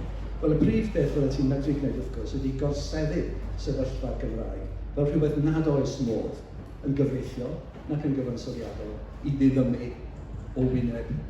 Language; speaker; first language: Welsh; native; Welsh